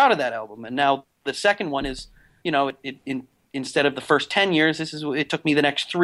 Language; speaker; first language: English; native; English